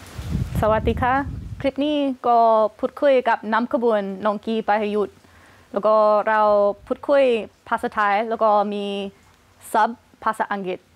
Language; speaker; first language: Thai; non-native, fluent; English